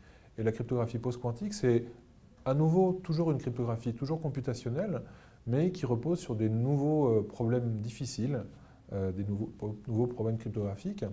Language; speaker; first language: French; native; French